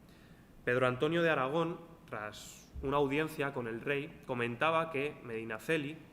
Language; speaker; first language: Spanish; native; Spanish